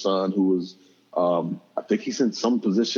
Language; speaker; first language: English; native; English